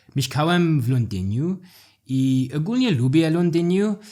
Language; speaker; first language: Polish; non-native, learner; English